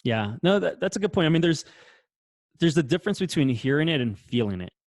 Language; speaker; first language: English; native; English